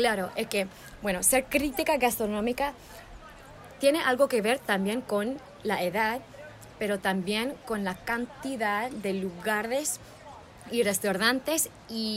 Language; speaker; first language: Spanish; early bilingual, heritage; English